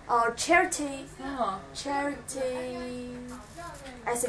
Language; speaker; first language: English; non-native, learner; Chinese